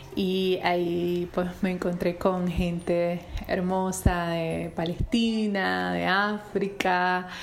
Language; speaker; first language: Spanish; native; Spanish